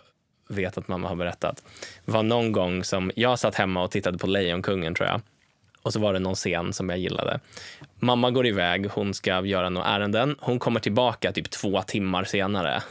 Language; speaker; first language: Swedish; native; Swedish